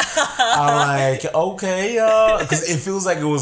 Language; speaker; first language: English; non-native, local second language; Shona